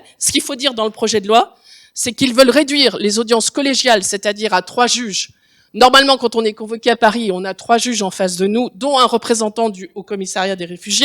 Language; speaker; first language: French; native; French